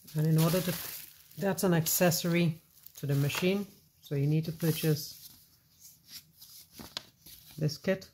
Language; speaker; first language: English; native; English